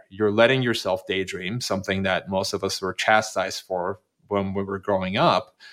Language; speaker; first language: English; non-native, fluent; Turkish